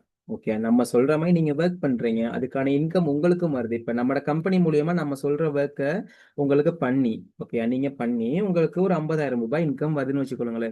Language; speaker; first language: Tamil; native; Tamil